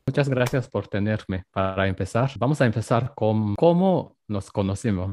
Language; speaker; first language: Spanish; non-native, fluent; Japanese